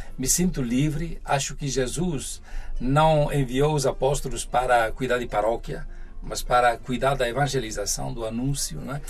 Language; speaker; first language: Portuguese; non-native, fluent; Italian